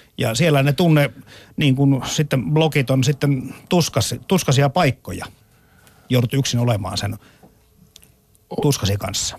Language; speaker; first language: Finnish; native; Finnish